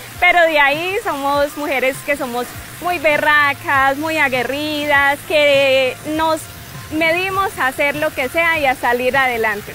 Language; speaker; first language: Spanish; native; Spanish